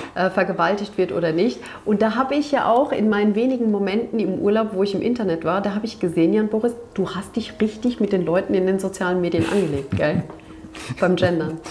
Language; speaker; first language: German; early bilingual, other home language; Turkish